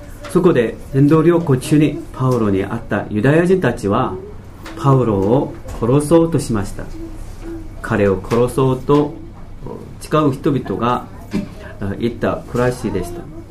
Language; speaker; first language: Japanese; non-native, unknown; Korean